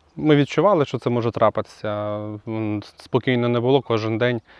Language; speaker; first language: Ukrainian; native; Ukrainian